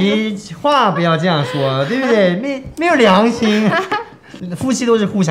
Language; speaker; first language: Chinese; native; Chinese